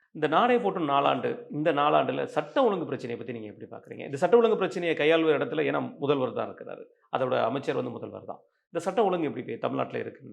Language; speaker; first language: Tamil; native; Tamil